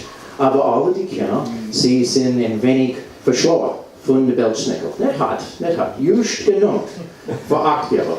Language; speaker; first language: German; non-native, learner; English